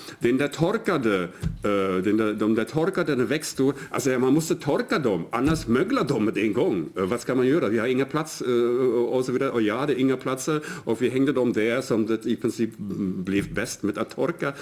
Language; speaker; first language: Swedish; non-native, fluent; German